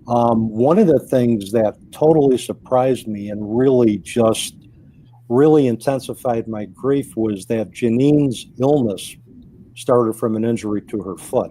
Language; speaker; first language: English; native; English